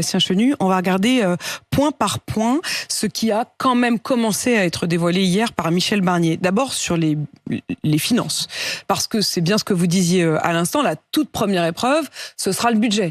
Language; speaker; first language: French; native; French